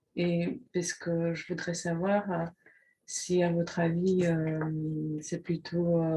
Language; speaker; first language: French; non-native, fluent; Polish